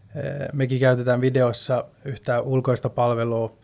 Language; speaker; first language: Finnish; early bilingual, heritage; Finnish